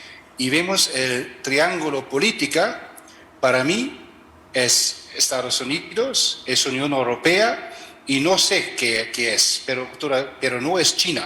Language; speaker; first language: Spanish; non-native, fluent; German